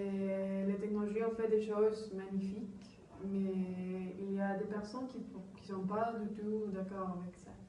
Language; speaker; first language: French; non-native, learner; Spanish